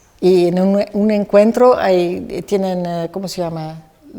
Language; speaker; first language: Spanish; non-native, fluent; Dutch